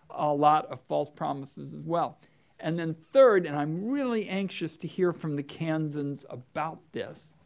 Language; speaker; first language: English; native; English